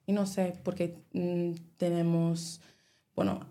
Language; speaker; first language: Spanish; non-native, learner; English